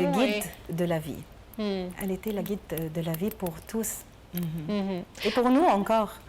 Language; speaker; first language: French; non-native, learner; Arabic